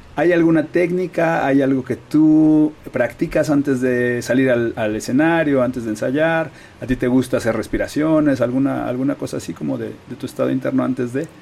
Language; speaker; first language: Spanish; native; Spanish